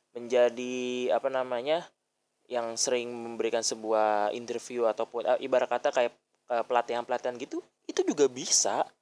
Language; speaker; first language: Indonesian; native; Indonesian